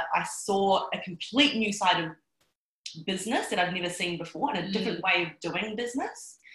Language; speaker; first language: English; native; English